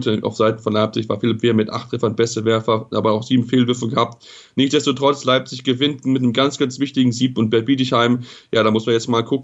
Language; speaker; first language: German; native; German